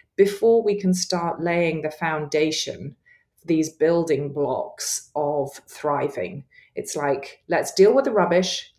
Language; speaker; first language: English; native; English